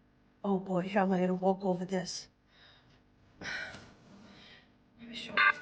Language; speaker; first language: English; native; English